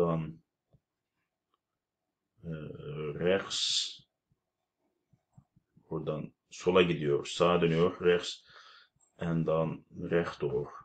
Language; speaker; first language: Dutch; non-native, fluent; Turkish